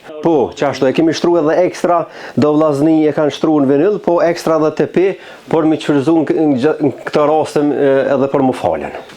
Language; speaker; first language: Albanian; native; Albanian